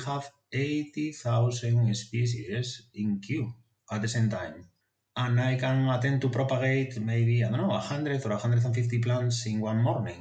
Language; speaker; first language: English; non-native, fluent; Spanish